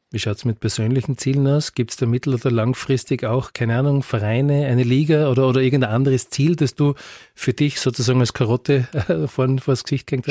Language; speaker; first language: German; native; German